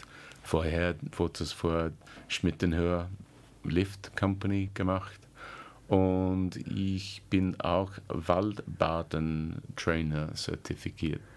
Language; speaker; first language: German; non-native, learner; English